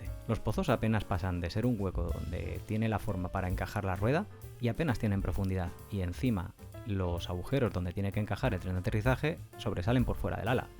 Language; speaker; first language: Spanish; native; Spanish